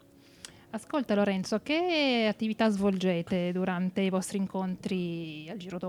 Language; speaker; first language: Italian; native; Italian